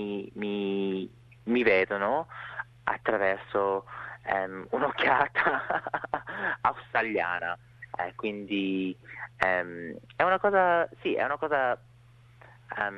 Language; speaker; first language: Italian; non-native, fluent; English